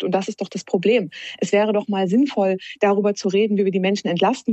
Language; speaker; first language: German; native; German